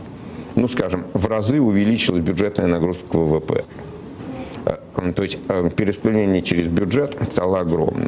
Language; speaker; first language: Russian; native; Russian